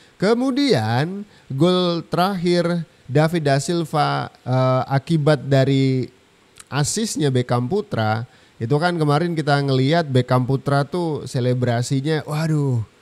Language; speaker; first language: Indonesian; native; Indonesian